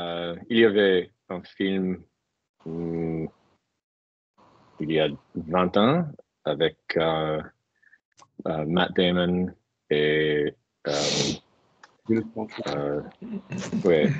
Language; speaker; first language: French; non-native, fluent; English